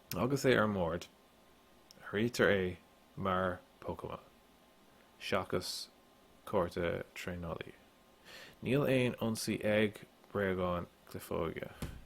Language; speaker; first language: Irish; non-native, local second language; English